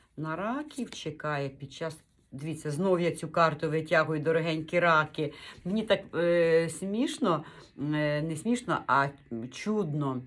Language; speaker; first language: Ukrainian; non-native, local second language; Russian